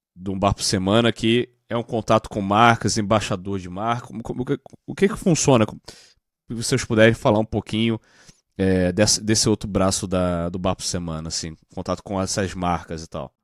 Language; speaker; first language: Portuguese; native; Portuguese